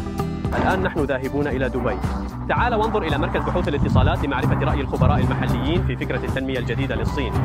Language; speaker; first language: Arabic; non-native, fluent; Chinese